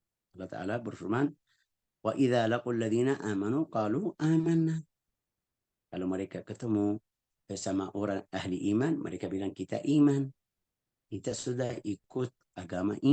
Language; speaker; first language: Indonesian; non-native, fluent; Arabic